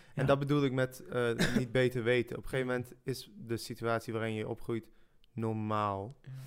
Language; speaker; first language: Dutch; early bilingual, other home language; French